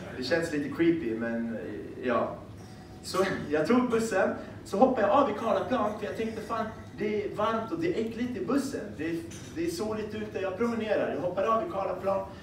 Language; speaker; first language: Swedish; early bilingual, other home language; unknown